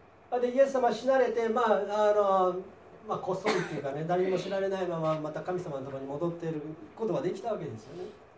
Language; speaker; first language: Japanese; native; Japanese